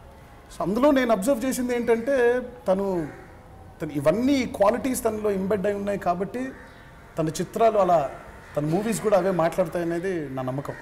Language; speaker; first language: Telugu; native; Telugu